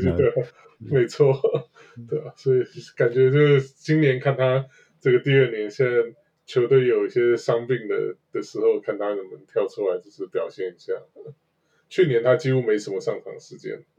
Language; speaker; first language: Chinese; native; Chinese